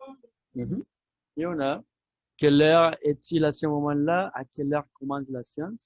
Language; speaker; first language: French; non-native, fluent; Spanish